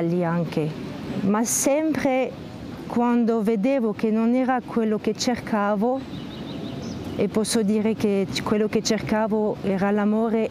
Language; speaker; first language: Italian; non-native, fluent; French